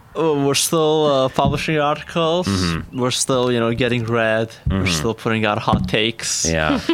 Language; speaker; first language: English; non-native, fluent; Azerbaijani